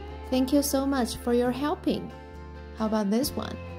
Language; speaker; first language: English; non-native, fluent; Chinese